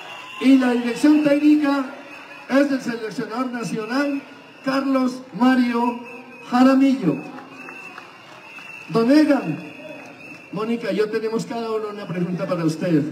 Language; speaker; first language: Spanish; native; Spanish